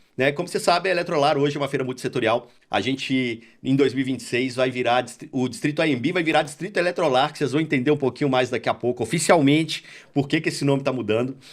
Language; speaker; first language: Portuguese; native; Portuguese